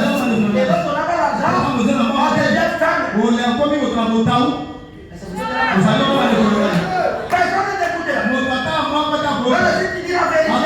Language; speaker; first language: French; non-native, local second language; Lingala